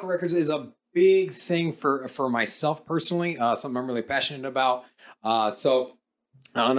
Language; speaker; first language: English; native; English